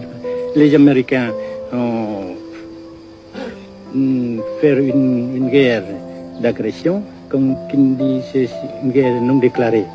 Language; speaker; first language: French; non-native, fluent; Vietnamese